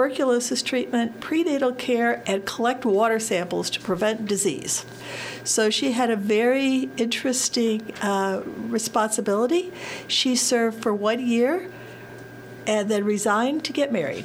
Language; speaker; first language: English; native; English